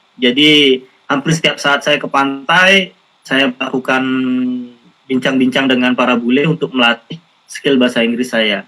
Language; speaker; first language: Indonesian; native; Indonesian